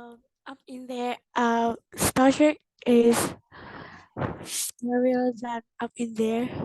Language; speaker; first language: English; non-native, learner; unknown